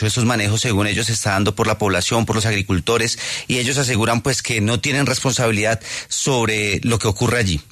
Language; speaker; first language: Spanish; native; Spanish